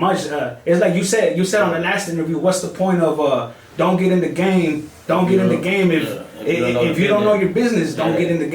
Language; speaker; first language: English; native; English